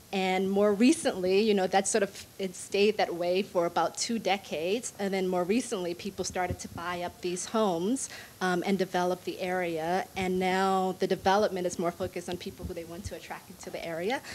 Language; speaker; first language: English; native; English